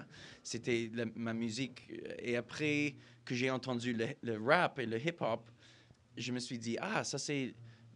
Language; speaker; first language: French; non-native, fluent; English